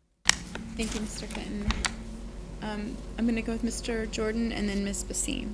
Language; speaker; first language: English; native; English